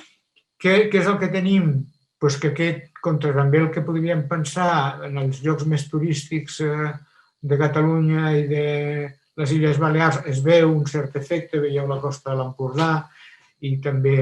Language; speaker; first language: Catalan; native; Catalan